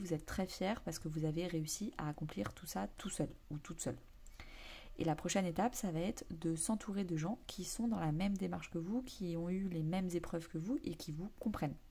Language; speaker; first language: French; native; French